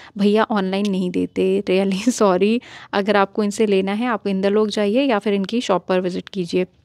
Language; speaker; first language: Hindi; native; Hindi